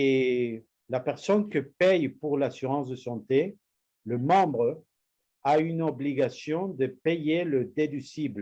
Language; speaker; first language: French; non-native, learner; Spanish